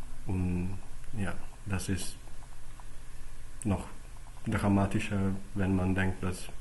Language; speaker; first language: German; non-native, fluent; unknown